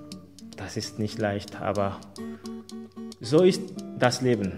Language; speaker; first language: German; non-native, fluent; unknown